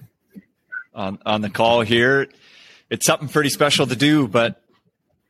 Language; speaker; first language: English; native; English